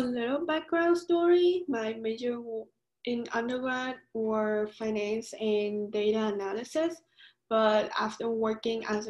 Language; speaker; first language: English; non-native, fluent; Vietnamese